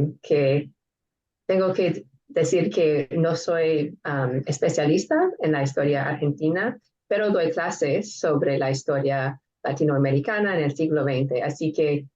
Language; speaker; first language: Spanish; non-native, fluent; English